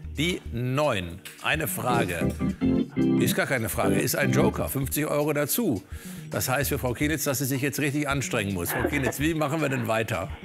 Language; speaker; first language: German; native; German